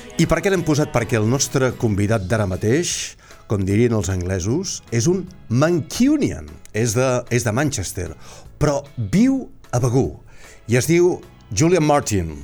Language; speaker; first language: Catalan; native; Catalan